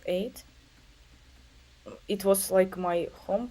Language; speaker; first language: English; non-native, learner; Russian